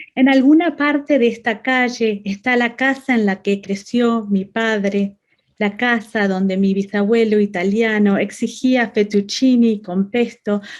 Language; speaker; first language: Spanish; native; Spanish